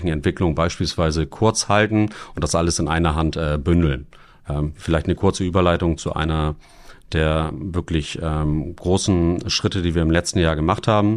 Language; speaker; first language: German; native; German